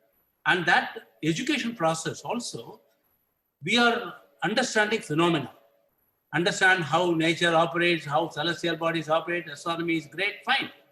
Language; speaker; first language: English; non-native, local second language; Tamil